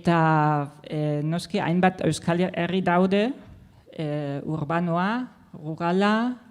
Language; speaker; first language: Basque; non-native, fluent; German